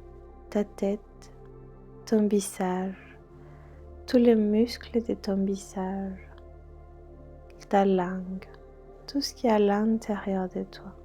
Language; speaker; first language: French; non-native, fluent; Spanish